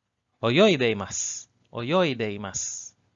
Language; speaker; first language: Japanese; non-native, learner; English